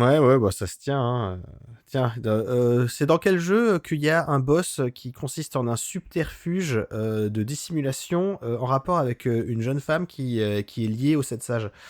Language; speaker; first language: French; native; French